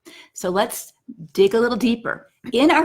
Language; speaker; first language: English; native; English